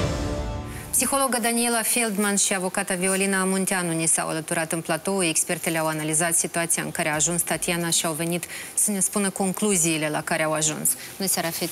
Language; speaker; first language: Romanian; native; Romanian